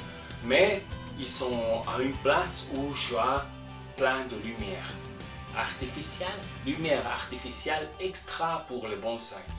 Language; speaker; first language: French; non-native, local second language; German